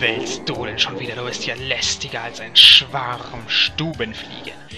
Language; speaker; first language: German; native; German